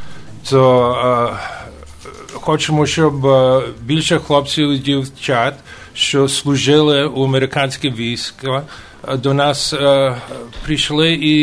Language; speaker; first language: Ukrainian; early bilingual, heritage; Ukrainian